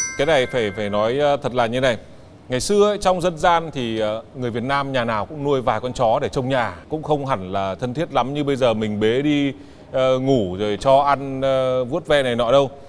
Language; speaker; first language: Vietnamese; native; Vietnamese